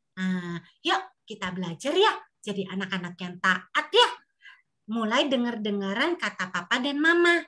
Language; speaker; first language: Indonesian; native; Indonesian